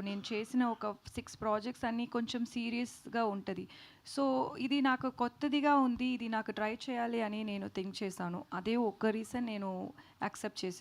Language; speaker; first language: Telugu; non-native, learner; Tamil